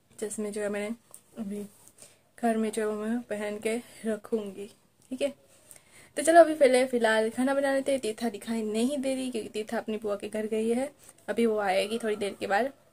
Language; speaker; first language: Hindi; non-native, local second language; Gujarati